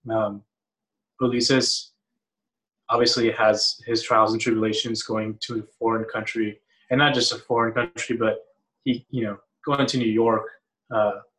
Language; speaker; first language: English; early bilingual, other home language; Spanish